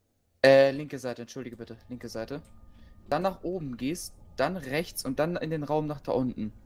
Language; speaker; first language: German; native; German